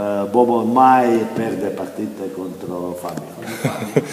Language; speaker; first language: Italian; non-native, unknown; Croatian